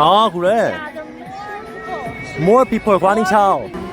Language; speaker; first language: English; non-native, learner; Korean